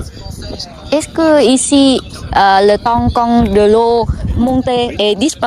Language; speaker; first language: French; non-native, learner; Vietnamese